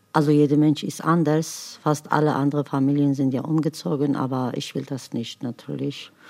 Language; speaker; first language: German; non-native, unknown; Kurdish